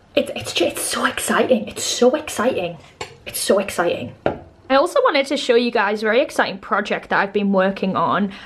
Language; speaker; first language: English; native; English